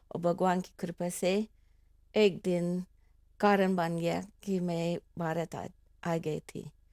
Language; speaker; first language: Hindi; non-native, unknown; English